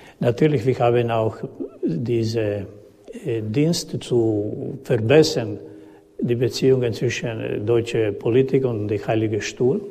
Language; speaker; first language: German; non-native, learner; Croatian